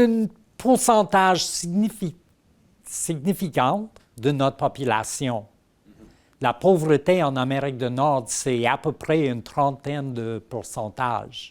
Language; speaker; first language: French; non-native, local second language; English